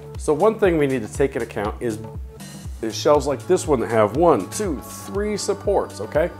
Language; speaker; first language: English; native; English